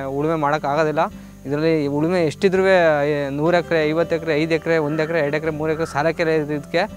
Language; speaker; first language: Kannada; native; Kannada